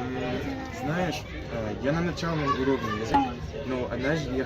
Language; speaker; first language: Russian; non-native, learner; English